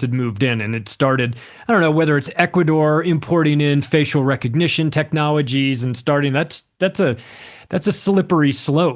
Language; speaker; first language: English; native; English